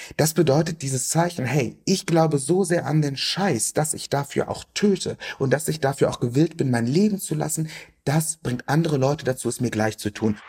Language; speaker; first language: German; native; German